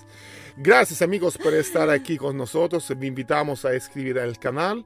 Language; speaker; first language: Spanish; non-native, learner; Italian